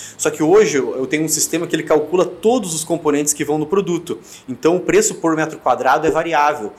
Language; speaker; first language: Portuguese; native; Portuguese